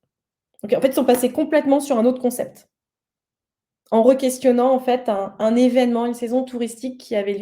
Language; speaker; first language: French; native; French